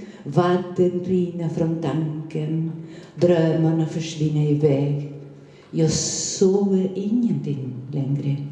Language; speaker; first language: Swedish; non-native, fluent; Spanish